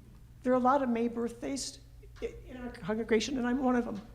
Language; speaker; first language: English; native; English